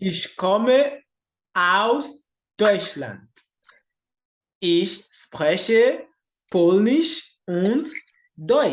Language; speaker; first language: German; non-native, learner; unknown